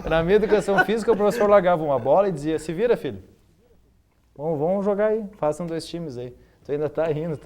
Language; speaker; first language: Portuguese; native; Portuguese